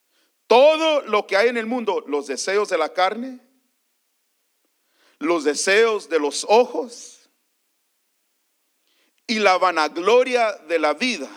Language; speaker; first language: Spanish; early bilingual, heritage; Spanish